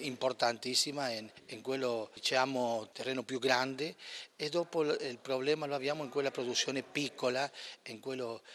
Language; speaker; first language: Italian; non-native, fluent; Spanish